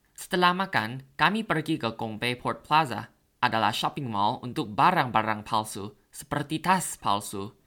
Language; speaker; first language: Indonesian; non-native, learner; Thai